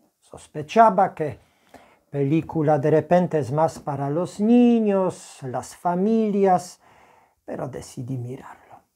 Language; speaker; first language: Spanish; non-native, fluent; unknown